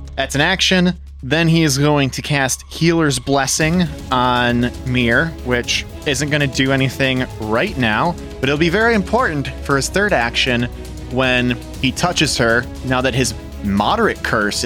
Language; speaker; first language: English; native; English